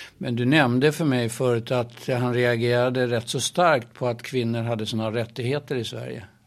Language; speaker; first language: Swedish; native; Swedish